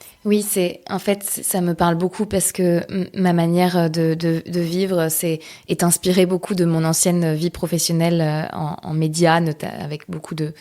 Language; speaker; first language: French; native; French